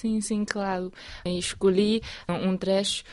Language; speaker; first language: Portuguese; non-native, fluent; Chinese